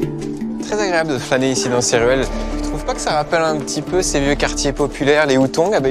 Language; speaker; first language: French; native; French